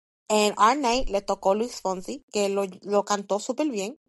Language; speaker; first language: Spanish; early bilingual, heritage; Spanish